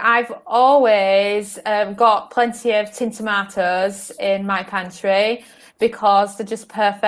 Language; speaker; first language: English; native; English